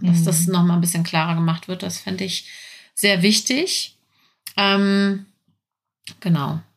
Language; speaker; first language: German; native; German